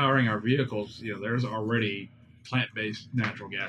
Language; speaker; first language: English; native; English